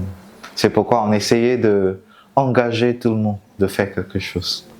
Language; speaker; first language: French; non-native, fluent; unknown